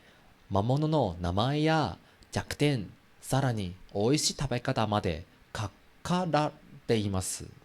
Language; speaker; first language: Japanese; non-native, learner; Chinese